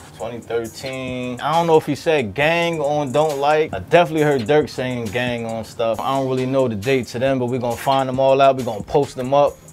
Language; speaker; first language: English; native; English